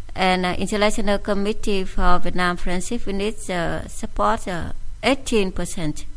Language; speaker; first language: English; non-native, fluent; Vietnamese